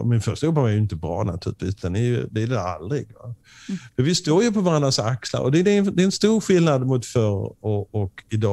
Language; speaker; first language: Swedish; native; Swedish